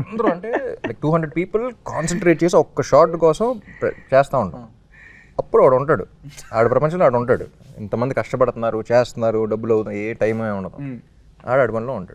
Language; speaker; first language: Telugu; native; Telugu